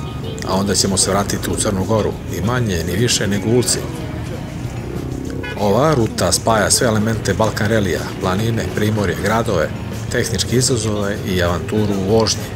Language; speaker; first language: Croatian; native; Croatian